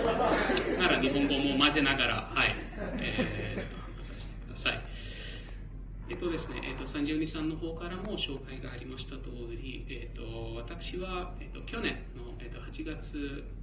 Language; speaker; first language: Japanese; non-native, fluent; Marathi